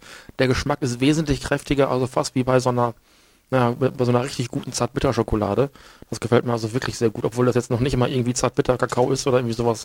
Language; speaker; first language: German; native; German